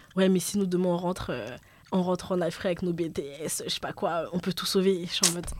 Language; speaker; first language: French; early bilingual, other home language; Bambara